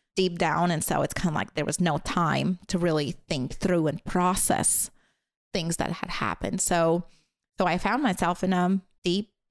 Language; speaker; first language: English; non-native, fluent; Latvian